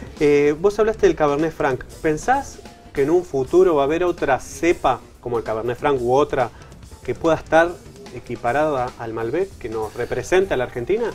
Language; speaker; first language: Spanish; native; Spanish